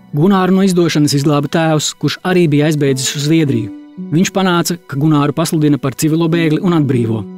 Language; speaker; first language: Latvian; native; Latvian